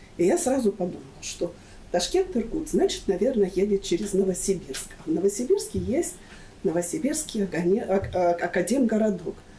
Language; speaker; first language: Russian; native; Russian